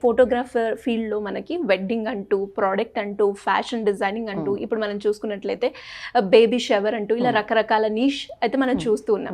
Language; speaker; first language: Telugu; native; Telugu